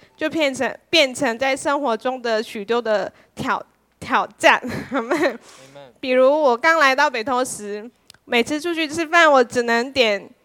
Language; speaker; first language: Chinese; non-native, fluent; Korean